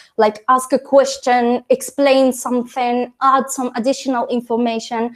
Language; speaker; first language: English; non-native, fluent; Arabic